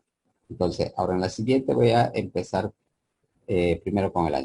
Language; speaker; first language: Spanish; native; Spanish